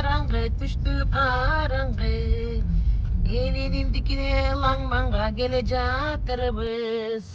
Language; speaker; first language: Kyrgyz; native; Kyrgyz